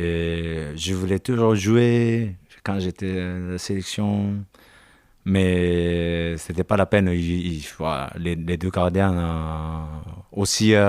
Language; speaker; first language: French; non-native, learner; Japanese